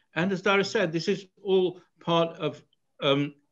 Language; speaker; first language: English; native; English